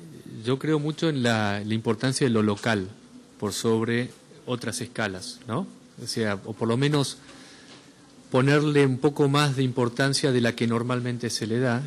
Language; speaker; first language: Spanish; native; Spanish